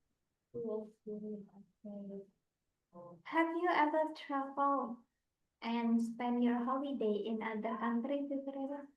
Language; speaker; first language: English; non-native, fluent; Indonesian